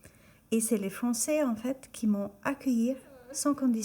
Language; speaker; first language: French; non-native, fluent; Albanian